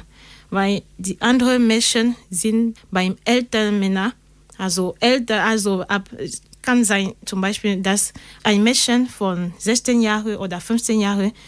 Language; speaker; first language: German; non-native, learner; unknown